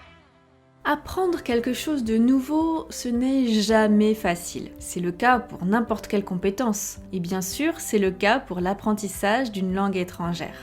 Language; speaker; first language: French; native; French